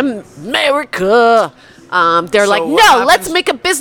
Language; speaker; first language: English; early bilingual, other home language; Polish